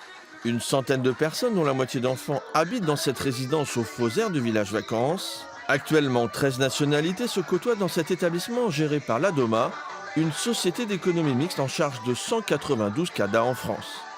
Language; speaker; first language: French; native; French